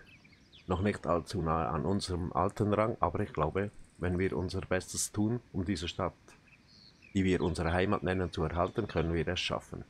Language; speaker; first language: German; native; German